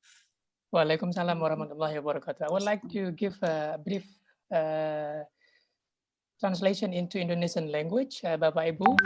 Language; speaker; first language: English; non-native, fluent; Indonesian